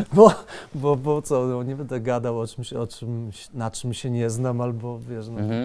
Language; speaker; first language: Polish; native; Polish